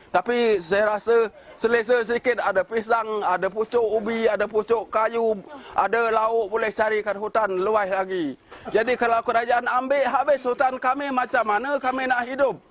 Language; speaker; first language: Malay; non-native, local second language; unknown